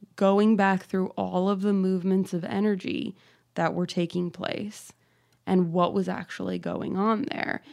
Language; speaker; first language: English; native; English